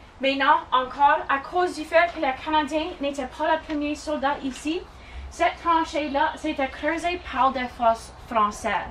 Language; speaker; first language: French; non-native, local second language; English